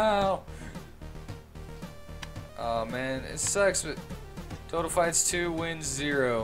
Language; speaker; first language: English; native; English